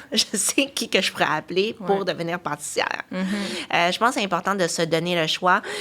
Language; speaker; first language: French; early bilingual, other home language; Chinese